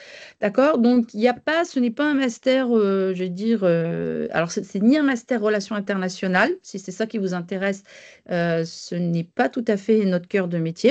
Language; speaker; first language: French; native; French